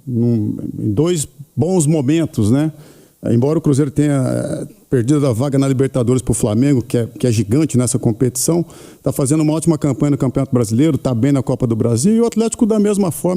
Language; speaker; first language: Portuguese; native; Portuguese